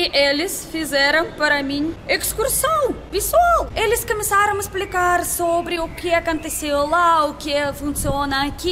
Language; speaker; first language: Portuguese; non-native, learner; Russian